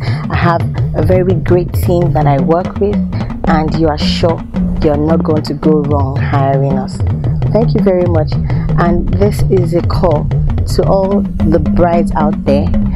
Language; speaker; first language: English; non-native, local second language; Yoruba